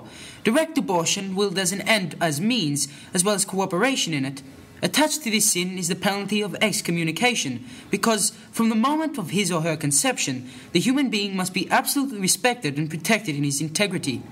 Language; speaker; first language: English; native; English